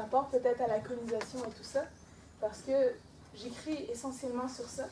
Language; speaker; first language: French; non-native, local second language; Innu-aimun